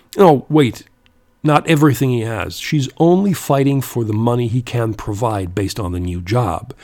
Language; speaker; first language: English; non-native, fluent; German